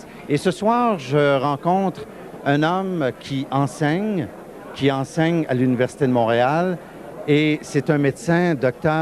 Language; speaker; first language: French; native; French